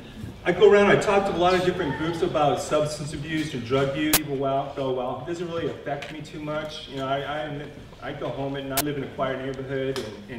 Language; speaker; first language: English; native; English